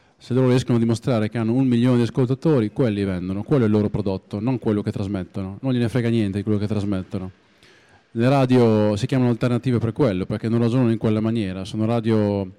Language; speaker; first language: Italian; native; Italian